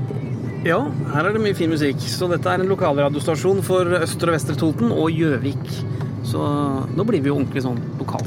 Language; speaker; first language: Norwegian; native; Norwegian